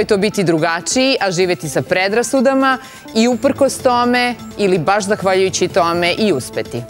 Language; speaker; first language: Serbian; native; Serbian